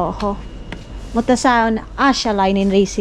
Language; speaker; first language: Finnish; non-native, learner; Cebuano